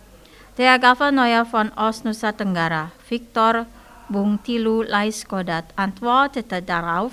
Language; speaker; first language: German; non-native, fluent; Indonesian